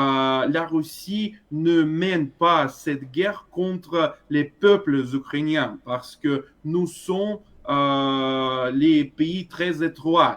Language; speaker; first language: French; non-native, fluent; Russian